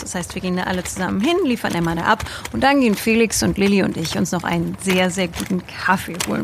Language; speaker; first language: German; native; German